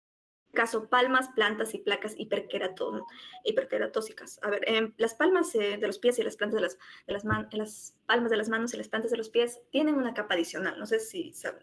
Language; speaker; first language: Spanish; native; Spanish